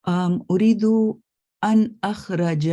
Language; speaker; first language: Arabic; non-native, learner; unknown